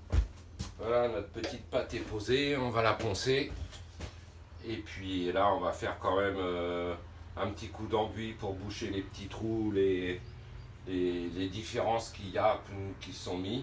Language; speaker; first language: French; native; French